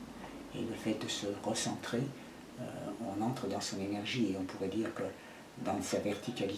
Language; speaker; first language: French; native; French